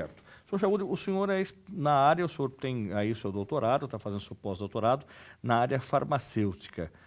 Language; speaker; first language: Portuguese; native; Portuguese